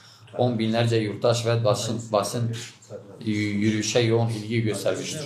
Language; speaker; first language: Turkish; native; Turkish